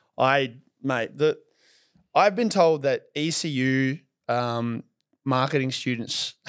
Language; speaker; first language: English; native; English